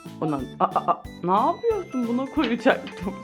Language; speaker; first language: Turkish; native; Turkish